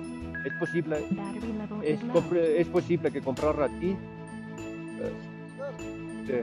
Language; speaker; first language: Spanish; non-native, learner; Estonian